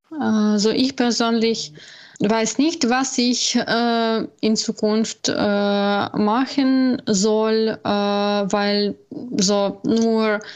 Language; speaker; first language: German; non-native, learner; Ukrainian